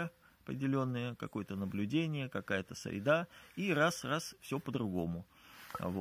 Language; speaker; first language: Russian; native; Russian